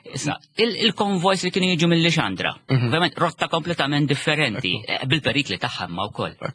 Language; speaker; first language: Maltese; native; Maltese